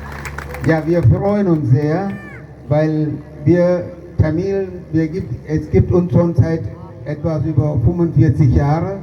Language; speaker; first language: German; non-native, fluent; Tamil